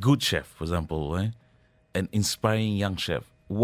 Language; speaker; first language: English; non-native, local second language; Malay